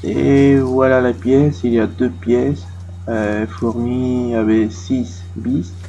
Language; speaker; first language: French; non-native, fluent; Spanish